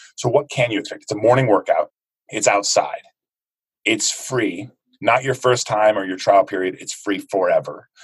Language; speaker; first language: English; native; English